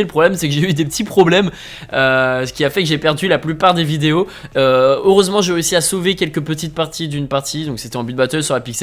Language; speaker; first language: French; native; French